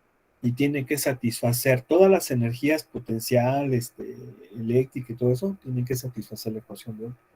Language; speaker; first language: Spanish; native; Spanish